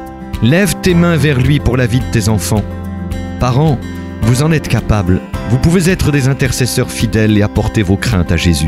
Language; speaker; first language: French; native; French